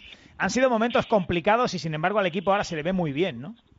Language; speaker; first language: Spanish; native; Spanish